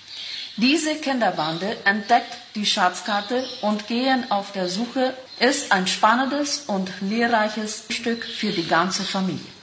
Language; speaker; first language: German; non-native, local second language; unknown